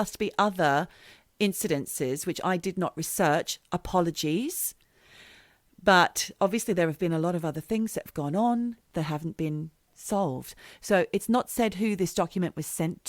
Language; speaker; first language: English; native; English